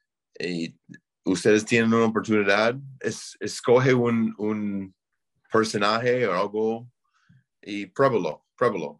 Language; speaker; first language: Spanish; non-native, learner; English